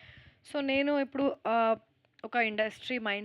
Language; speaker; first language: Telugu; non-native, fluent; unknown